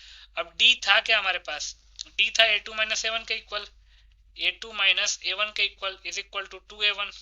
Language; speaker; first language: Hindi; native; Hindi